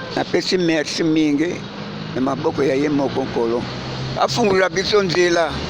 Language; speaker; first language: Lingala; non-native, local second language; Kongo